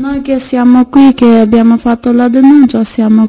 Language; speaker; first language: Italian; non-native, learner; Albanian